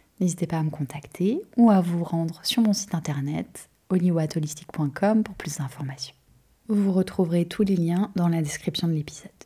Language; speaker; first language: French; native; French